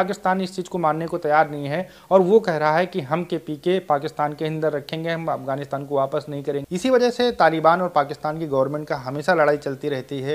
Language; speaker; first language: Hindi; native; Hindi